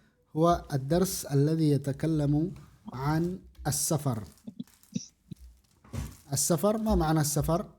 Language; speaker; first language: Arabic; non-native, fluent; Indonesian